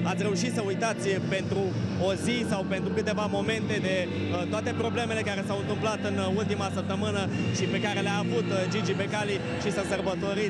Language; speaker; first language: Romanian; native; Romanian